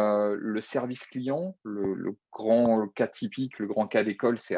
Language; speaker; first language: French; native; French